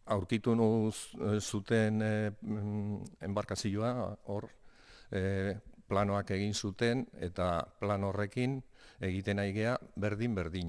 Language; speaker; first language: Basque; non-native, local second language; Spanish